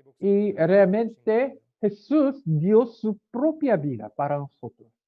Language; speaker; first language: Spanish; non-native, learner; Korean